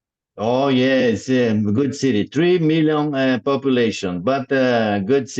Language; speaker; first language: English; non-native, learner; Portuguese